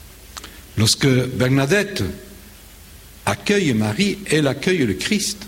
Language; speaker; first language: French; non-native, fluent; Spanish